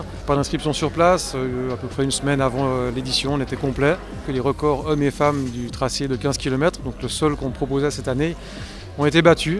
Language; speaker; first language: French; native; French